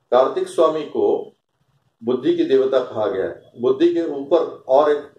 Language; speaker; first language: Hindi; non-native, local second language; Marathi